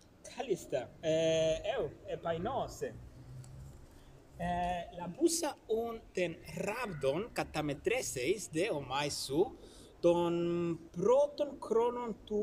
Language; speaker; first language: Greek; non-native, fluent; Spanish